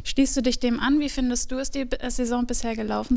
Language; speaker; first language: German; native; German